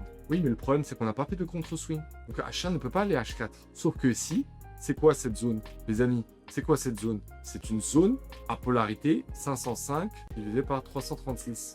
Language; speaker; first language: French; native; French